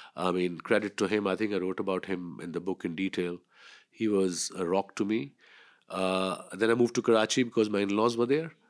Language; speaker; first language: English; non-native, local second language; Urdu